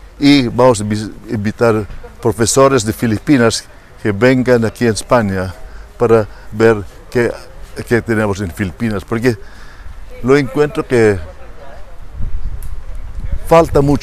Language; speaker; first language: Spanish; non-native, fluent; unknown